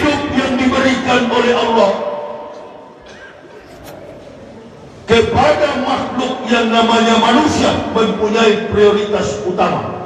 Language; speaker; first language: Indonesian; native; Indonesian